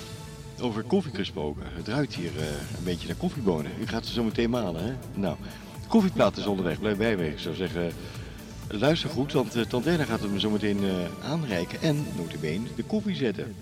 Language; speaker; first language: Dutch; native; Dutch